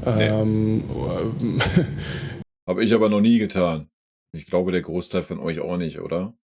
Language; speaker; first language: German; native; German